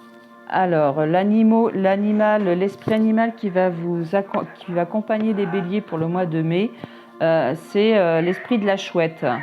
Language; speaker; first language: French; native; French